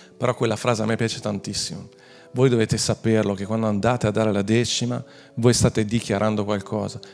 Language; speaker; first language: Italian; native; Italian